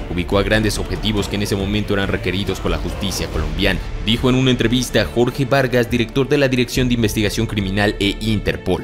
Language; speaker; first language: Spanish; native; Spanish